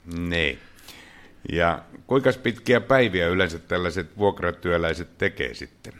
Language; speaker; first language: Finnish; native; Finnish